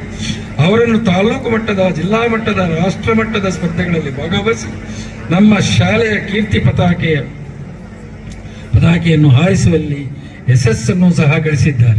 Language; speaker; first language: Kannada; native; Kannada